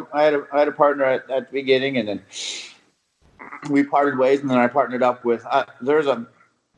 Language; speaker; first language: English; native; English